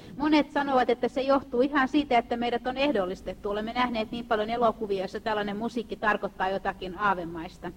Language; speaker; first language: Finnish; native; Finnish